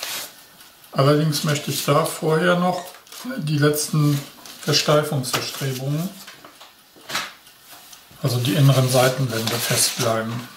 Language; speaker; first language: German; native; German